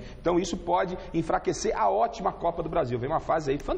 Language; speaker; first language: Portuguese; native; Portuguese